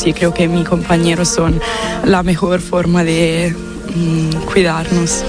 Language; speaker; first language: Spanish; non-native, fluent; Italian